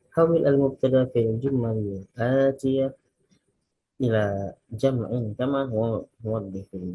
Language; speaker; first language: Arabic; non-native, fluent; Indonesian